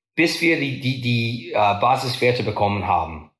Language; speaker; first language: German; non-native, fluent; English